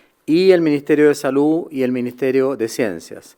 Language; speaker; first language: Spanish; native; Spanish